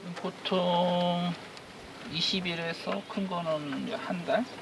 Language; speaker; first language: Korean; native; Korean